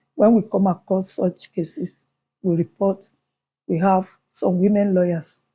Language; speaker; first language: English; non-native, local second language; Yoruba